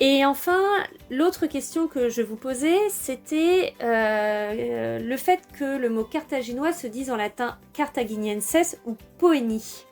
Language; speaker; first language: French; native; French